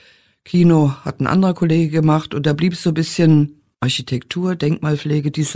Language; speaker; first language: German; native; German